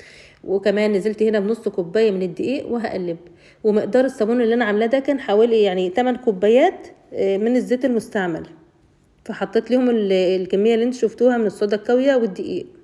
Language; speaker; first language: Arabic; native; Arabic